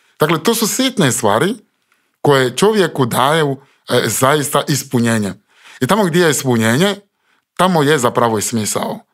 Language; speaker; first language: Croatian; non-native, fluent; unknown